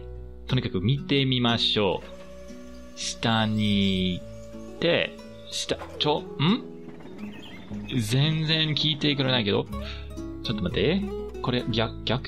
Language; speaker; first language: Japanese; non-native, fluent; English